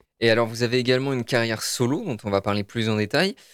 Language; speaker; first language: French; native; French